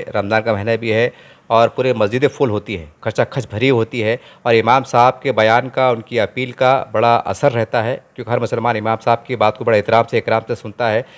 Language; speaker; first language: Hindi; non-native, local second language; Urdu